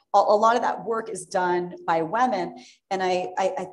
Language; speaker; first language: English; native; English